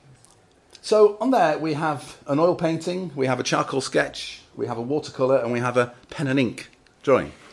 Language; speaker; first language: English; native; English